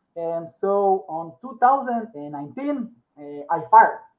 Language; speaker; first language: English; non-native, learner; Hebrew